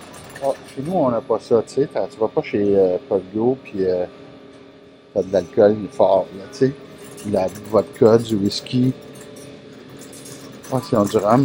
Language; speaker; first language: French; native; French